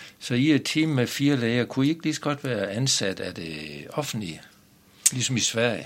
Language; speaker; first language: Danish; native; Danish